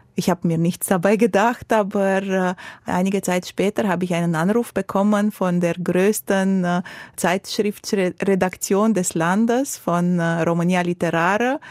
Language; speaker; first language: German; non-native, fluent; Romanian